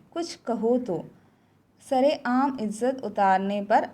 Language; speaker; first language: Hindi; non-native, local second language; Malayalam